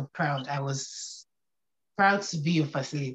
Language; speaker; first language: English; non-native, local second language; Yoruba